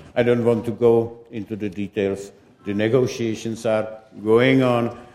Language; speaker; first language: English; non-native, fluent; Czech